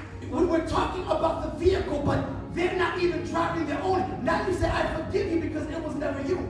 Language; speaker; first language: English; early bilingual, other home language; Spanish